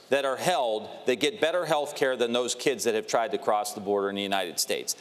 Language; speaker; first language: English; native; English